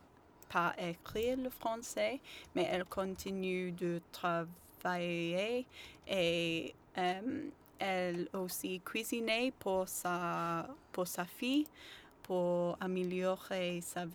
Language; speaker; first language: French; non-native, learner; English